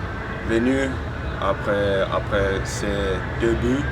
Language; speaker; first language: French; non-native, fluent; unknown